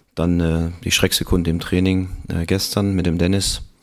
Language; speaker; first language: German; native; German